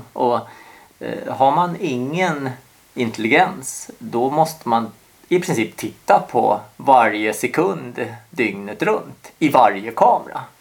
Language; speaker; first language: Swedish; early bilingual, other home language; Korean